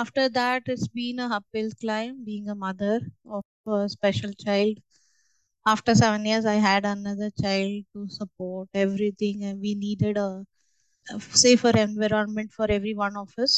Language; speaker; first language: English; non-native, local second language; Tamil